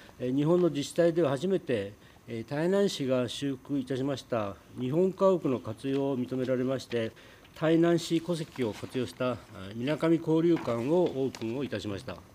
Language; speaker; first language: Japanese; native; Japanese